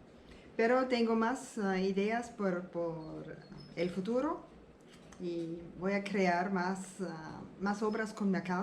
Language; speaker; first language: Spanish; non-native, learner; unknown